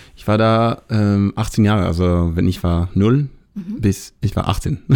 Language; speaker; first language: German; non-native, learner; Hebrew